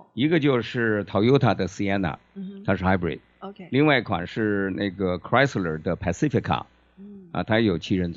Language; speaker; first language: Chinese; native; Chinese